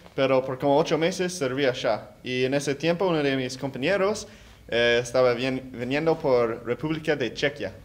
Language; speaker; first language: Spanish; non-native, learner; English